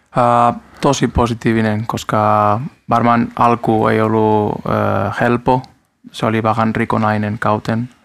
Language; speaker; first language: Finnish; non-native, learner; Spanish